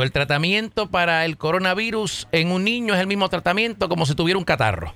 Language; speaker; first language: Spanish; native; Spanish